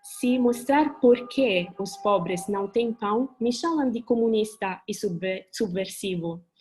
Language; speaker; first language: Portuguese; non-native, fluent; Italian